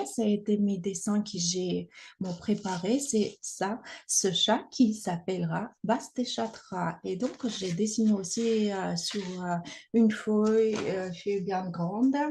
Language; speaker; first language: French; non-native, fluent; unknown